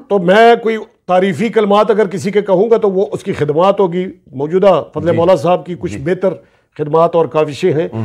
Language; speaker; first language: Urdu; non-native, local second language; Pashto